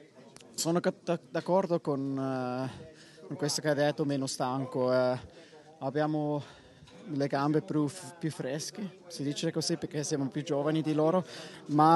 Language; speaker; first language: Italian; non-native, fluent; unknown